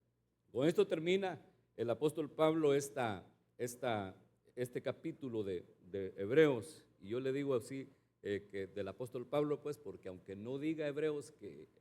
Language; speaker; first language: Spanish; native; Spanish